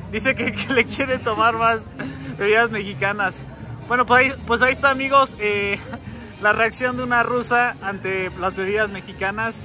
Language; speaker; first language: Spanish; native; Spanish